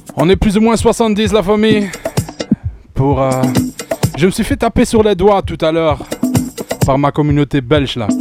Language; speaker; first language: French; native; French